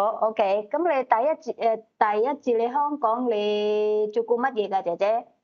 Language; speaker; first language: Cantonese; native; Cantonese